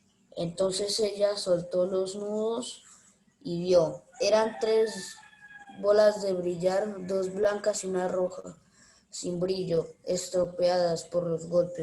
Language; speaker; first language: Spanish; native; Spanish